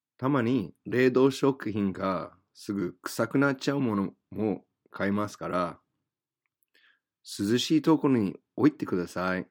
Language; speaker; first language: Japanese; non-native, fluent; English